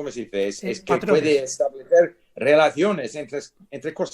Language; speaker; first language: Spanish; non-native, fluent; English